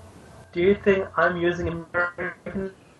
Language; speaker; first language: English; non-native, fluent; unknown